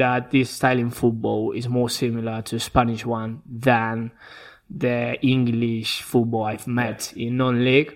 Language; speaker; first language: English; non-native, fluent; Spanish